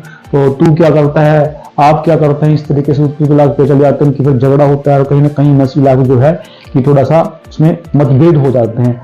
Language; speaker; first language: Hindi; native; Hindi